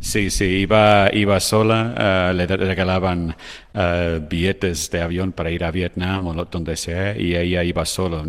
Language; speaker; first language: Spanish; non-native, fluent; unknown